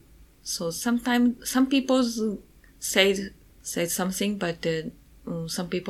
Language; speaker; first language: English; non-native, learner; Japanese